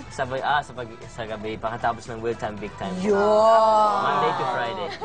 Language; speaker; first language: Filipino; early bilingual, heritage; Filipino